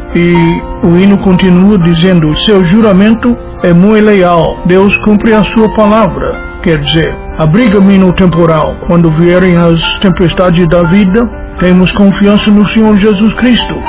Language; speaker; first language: Portuguese; non-native, fluent; English